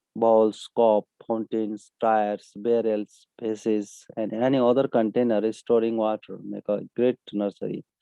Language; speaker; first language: English; non-native, local second language; Nepali